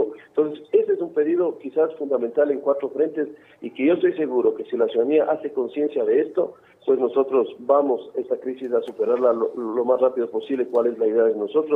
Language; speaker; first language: Spanish; native; Spanish